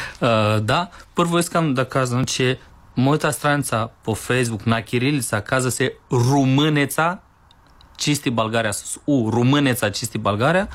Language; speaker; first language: Bulgarian; non-native, learner; Romanian